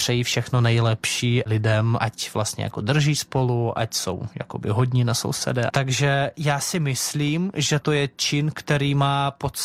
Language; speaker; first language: Czech; non-native, fluent; Russian